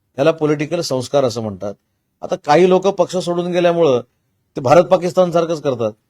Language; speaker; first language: Marathi; native; Marathi